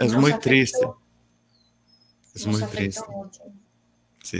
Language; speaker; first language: Spanish; non-native, learner; Portuguese